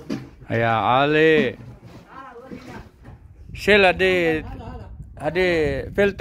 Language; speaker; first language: Arabic; non-native, learner; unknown